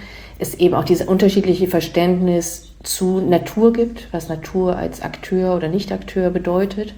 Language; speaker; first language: German; native; German